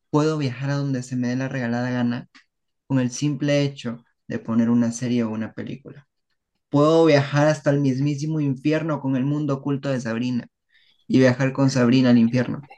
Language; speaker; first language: Spanish; native; Spanish